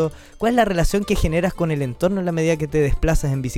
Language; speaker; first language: Spanish; native; Spanish